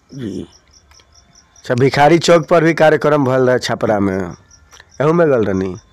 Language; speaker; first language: Hindi; native; Hindi